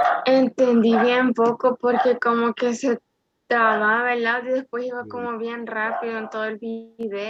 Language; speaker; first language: Spanish; native; Spanish